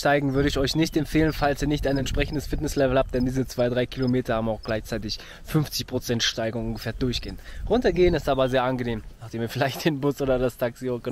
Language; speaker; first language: German; native; German